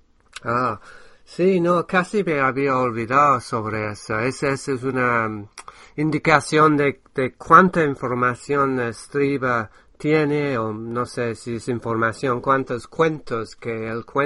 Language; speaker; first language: Spanish; non-native, fluent; English